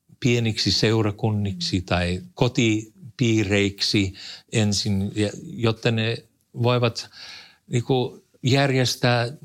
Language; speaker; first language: Finnish; non-native, fluent; English